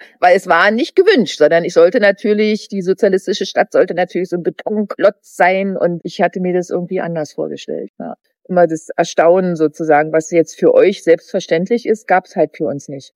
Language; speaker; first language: German; native; German